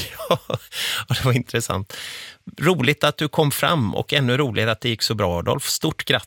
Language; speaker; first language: Swedish; native; Swedish